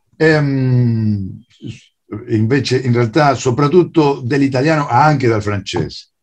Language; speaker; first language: Italian; non-native, fluent; Spanish